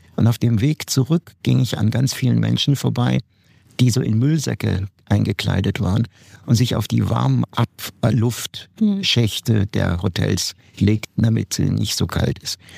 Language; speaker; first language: German; non-native, fluent; Turkish